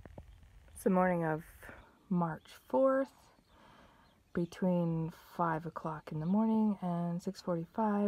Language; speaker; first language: English; native; English